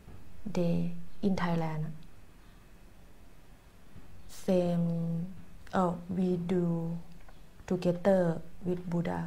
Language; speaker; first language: English; non-native, learner; Thai